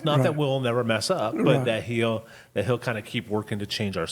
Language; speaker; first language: English; native; English